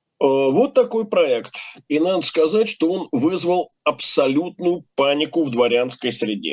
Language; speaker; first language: Russian; native; Russian